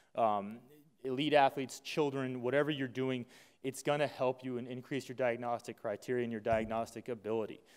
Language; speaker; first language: English; native; English